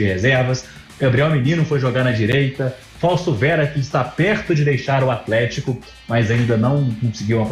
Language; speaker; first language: Portuguese; native; Portuguese